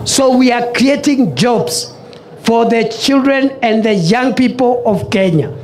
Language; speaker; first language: English; non-native, local second language; Swahili